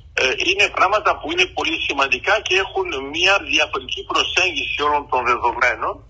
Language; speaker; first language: Greek; early bilingual, heritage; Greek